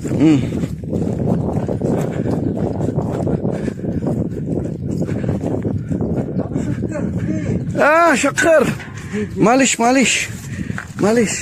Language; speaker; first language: Arabic; non-native, learner; Filipino